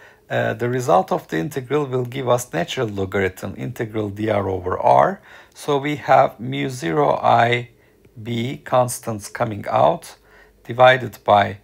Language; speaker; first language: English; non-native, fluent; Turkish